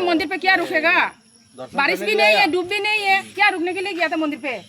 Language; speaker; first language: Hindi; non-native, local second language; Bangla